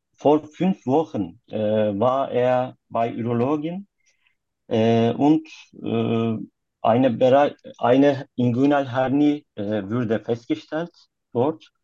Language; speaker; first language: German; non-native, learner; Turkish